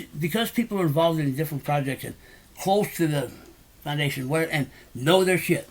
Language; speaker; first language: English; native; English